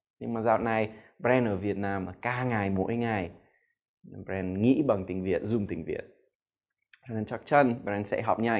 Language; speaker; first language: Vietnamese; non-native, fluent; English